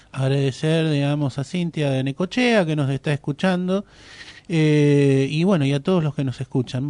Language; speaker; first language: Spanish; native; Spanish